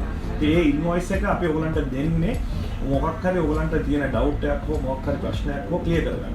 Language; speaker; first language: Sinhala; non-native, local second language; Tamil